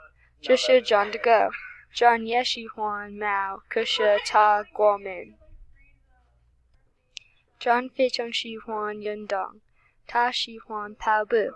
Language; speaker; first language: Chinese; non-native, learner; English